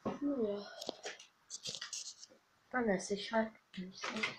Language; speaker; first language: German; early bilingual, other home language; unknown